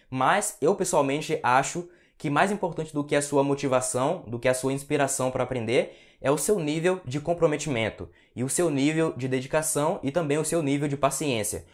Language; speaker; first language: Portuguese; native; Portuguese